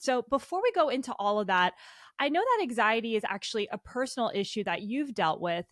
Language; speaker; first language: English; native; English